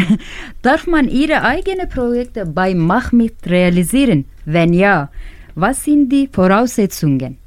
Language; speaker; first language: German; non-native, learner; Turkish